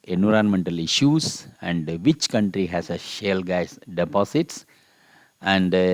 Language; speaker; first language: English; non-native, local second language; Tamil